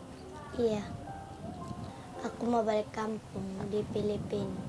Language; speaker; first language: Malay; non-native, local second language; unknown